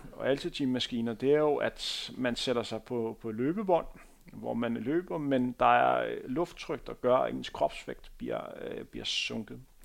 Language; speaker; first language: Danish; native; Danish